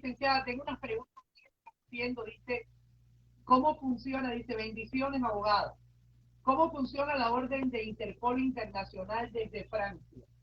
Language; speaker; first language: Spanish; native; Spanish